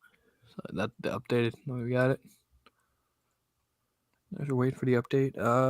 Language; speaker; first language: English; native; English